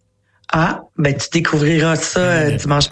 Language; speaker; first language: French; native; French